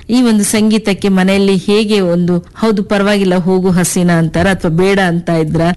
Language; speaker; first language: Kannada; native; Kannada